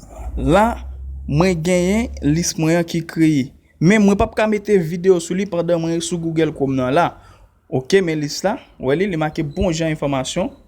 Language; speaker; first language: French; non-native, learner; Haitian Creole